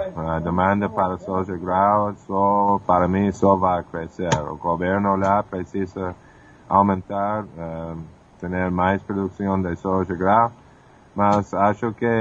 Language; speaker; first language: Portuguese; non-native, fluent; English